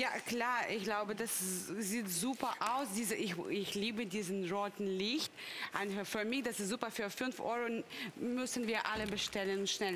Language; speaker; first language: German; non-native, learner; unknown